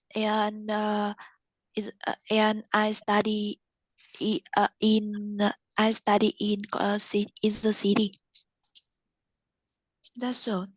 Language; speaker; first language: English; non-native, learner; Vietnamese